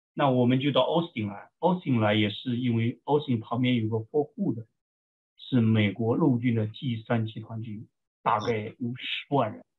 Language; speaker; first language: Chinese; native; Chinese